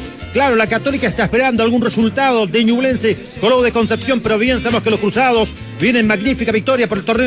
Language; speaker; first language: Spanish; native; Spanish